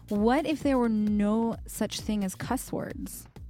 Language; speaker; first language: English; early bilingual, other home language; Persian